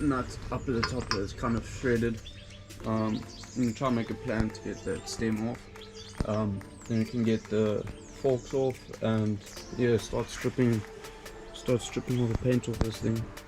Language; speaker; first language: English; native; English